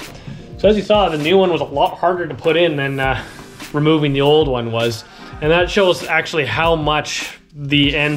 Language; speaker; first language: English; native; English